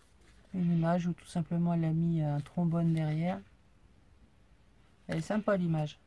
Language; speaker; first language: French; native; French